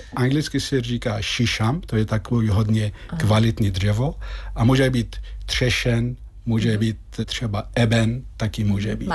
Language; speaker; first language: Czech; non-native, fluent; Arabic